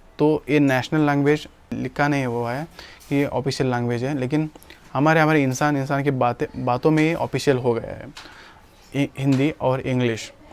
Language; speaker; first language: Hindi; non-native, local second language; Kannada